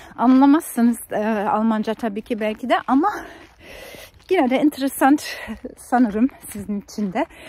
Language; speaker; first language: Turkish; non-native, fluent; German